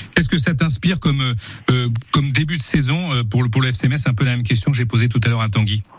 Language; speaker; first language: French; native; French